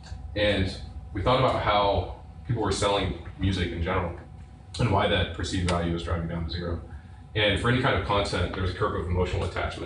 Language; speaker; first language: English; native; English